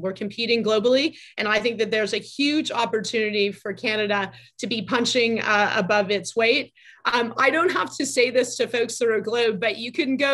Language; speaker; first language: English; native; English